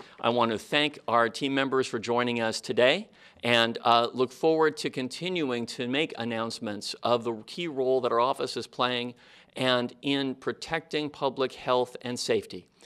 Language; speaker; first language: English; native; English